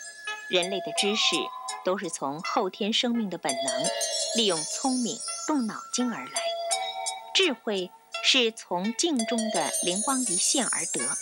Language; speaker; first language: Chinese; native; Chinese